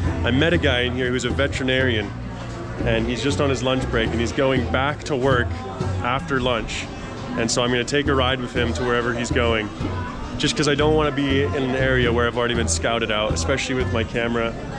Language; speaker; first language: English; native; English